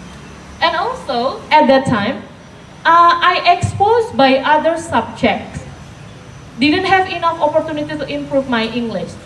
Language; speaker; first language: English; non-native, fluent; Indonesian